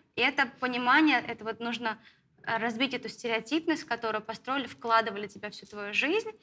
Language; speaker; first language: Russian; native; Russian